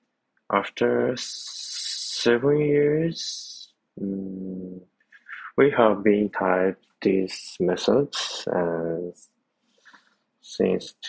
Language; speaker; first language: English; non-native, learner; Japanese